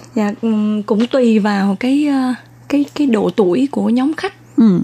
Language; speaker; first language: Vietnamese; native; Vietnamese